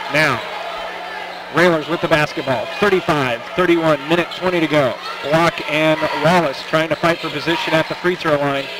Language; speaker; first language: English; native; English